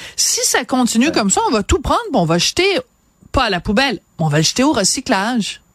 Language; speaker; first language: French; native; French